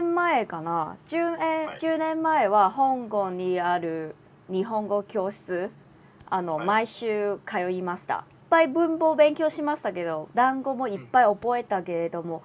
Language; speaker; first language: Japanese; non-native, fluent; Cantonese